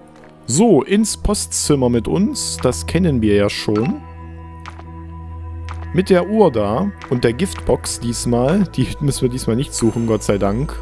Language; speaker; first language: German; native; German